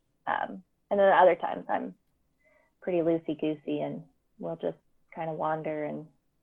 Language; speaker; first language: English; native; English